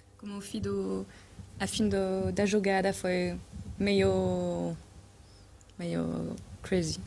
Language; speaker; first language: Portuguese; non-native, learner; French